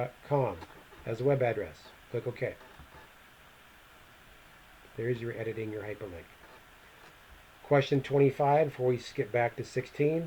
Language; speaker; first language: English; native; English